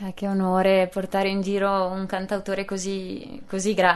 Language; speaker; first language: Italian; native; Italian